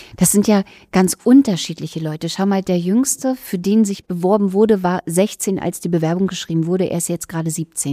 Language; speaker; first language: German; native; German